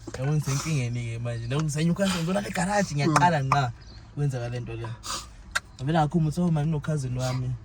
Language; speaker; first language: Zulu; native; Zulu